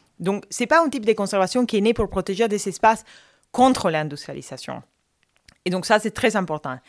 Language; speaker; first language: French; non-native, fluent; Spanish